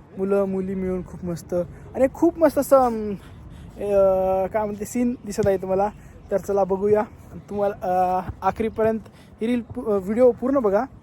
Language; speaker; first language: Marathi; non-native, local second language; Lambadi